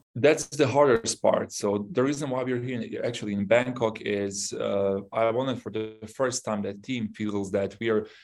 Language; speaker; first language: English; non-native, fluent; Bosnian